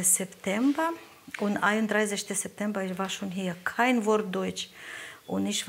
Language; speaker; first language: German; non-native, learner; Russian